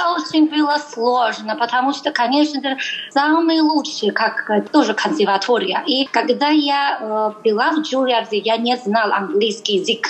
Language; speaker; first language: Russian; non-native, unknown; Chinese